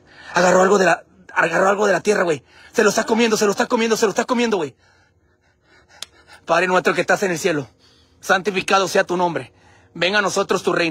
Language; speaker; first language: Spanish; native; Spanish